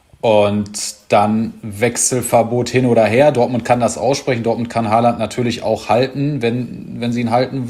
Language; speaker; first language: German; native; German